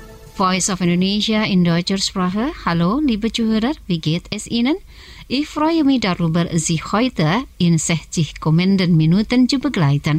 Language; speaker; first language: German; non-native, fluent; Indonesian